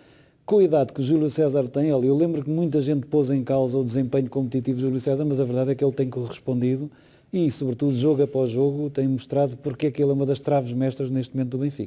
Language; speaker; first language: Portuguese; native; Portuguese